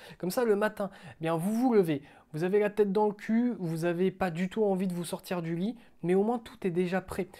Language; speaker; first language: French; native; French